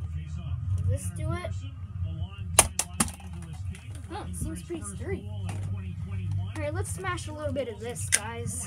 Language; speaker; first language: English; native; English